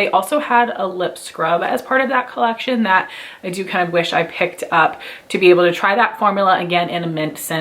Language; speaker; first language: English; native; English